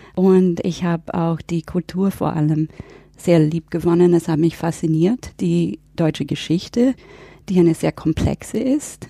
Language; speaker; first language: German; non-native, fluent; English